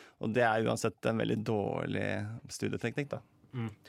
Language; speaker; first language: Norwegian; native; Norwegian